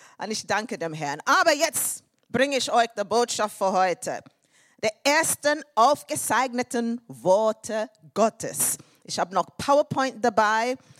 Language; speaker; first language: German; non-native, fluent; English